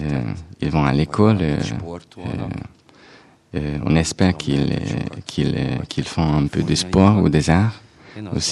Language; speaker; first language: French; non-native, fluent; Hungarian